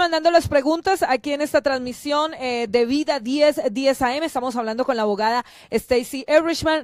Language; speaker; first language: Spanish; native; Spanish